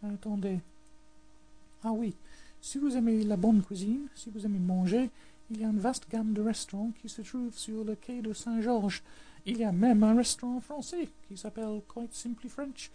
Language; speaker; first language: French; non-native, fluent; English